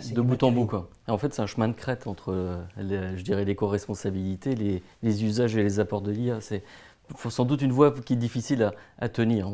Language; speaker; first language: French; native; French